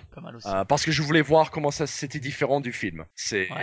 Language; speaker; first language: French; non-native, fluent; English